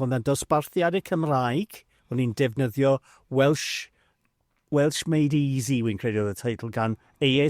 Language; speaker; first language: Welsh; non-native, fluent; English